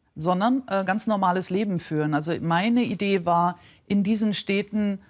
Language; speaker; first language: German; native; German